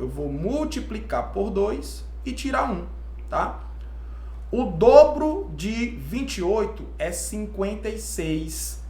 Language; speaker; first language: Portuguese; native; Portuguese